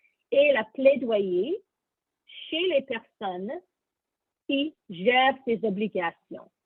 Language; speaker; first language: French; non-native, learner; English